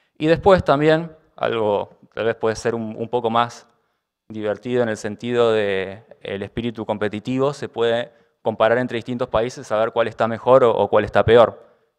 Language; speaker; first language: Spanish; native; Spanish